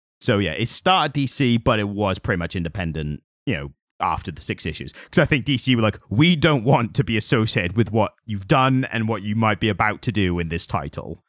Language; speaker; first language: English; native; English